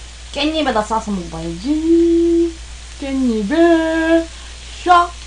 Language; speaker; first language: Korean; native; Korean